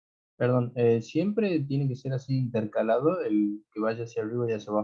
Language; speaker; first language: Spanish; native; Spanish